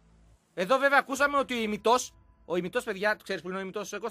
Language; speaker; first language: Greek; native; Greek